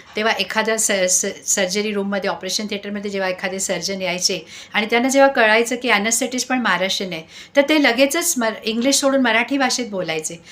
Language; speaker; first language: Marathi; non-native, local second language; Sindhi